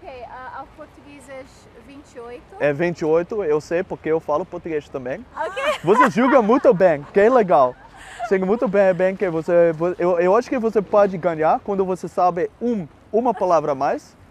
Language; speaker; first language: Portuguese; non-native, learner; Dutch